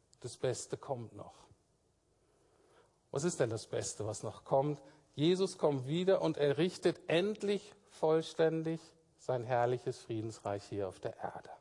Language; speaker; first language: German; native; German